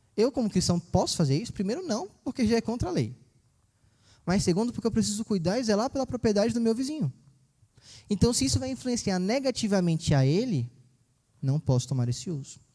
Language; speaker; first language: Portuguese; native; Portuguese